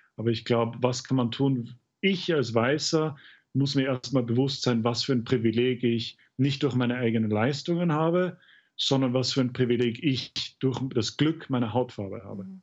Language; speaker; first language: German; native; German